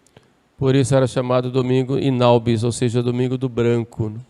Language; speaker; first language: Portuguese; native; Portuguese